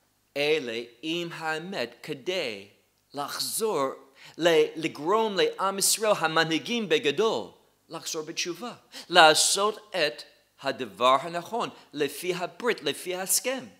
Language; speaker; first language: Hebrew; non-native, fluent; English